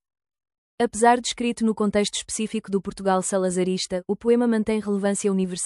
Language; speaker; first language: Portuguese; native; Portuguese